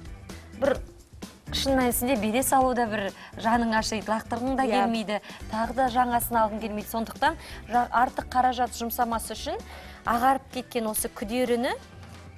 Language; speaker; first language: Kazakh; native; Kazakh